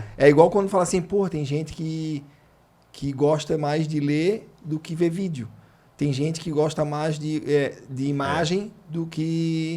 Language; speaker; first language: Portuguese; native; Portuguese